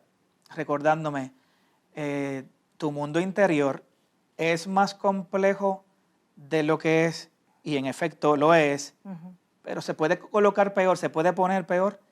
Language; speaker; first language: Spanish; native; Spanish